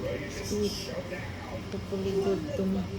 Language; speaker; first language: English; non-native, learner; Filipino